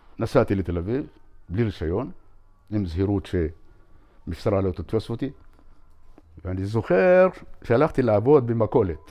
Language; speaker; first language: Hebrew; non-native, local second language; Arabic